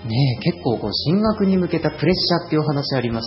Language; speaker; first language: Japanese; native; Japanese